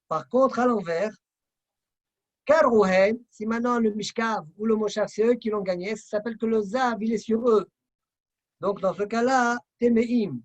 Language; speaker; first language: French; native; French